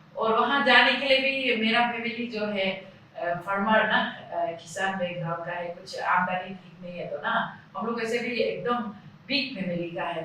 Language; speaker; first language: Hindi; non-native, local second language; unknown